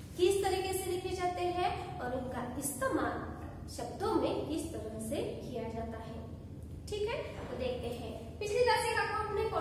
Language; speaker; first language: Hindi; non-native, local second language; Marathi